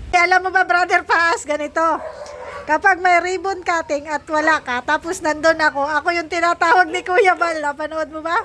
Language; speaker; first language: Filipino; native; Filipino